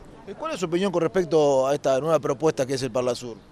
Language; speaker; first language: Spanish; native; Spanish